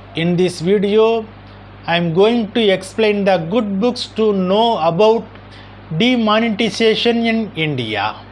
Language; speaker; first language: English; non-native, local second language; Tamil